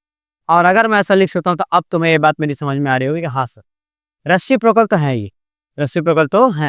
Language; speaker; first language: Hindi; non-native, local second language; Gujarati